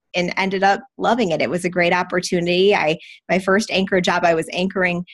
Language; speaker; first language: English; native; English